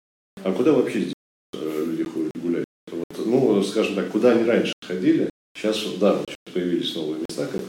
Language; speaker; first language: Russian; native; Russian